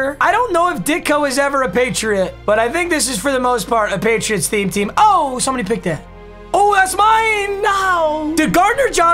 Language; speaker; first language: English; native; English